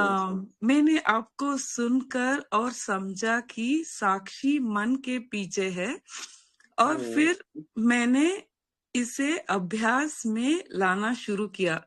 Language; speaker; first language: Hindi; non-native, local second language; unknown